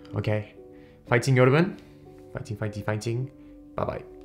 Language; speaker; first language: Korean; non-native, learner; English